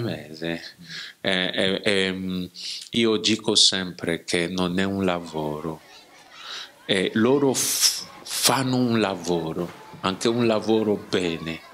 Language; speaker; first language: Italian; non-native, learner; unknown